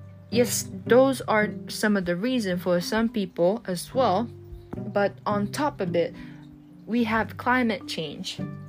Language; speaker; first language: English; non-native, fluent; Japanese